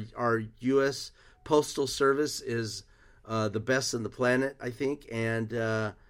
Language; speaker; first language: English; early bilingual, other home language; Spanish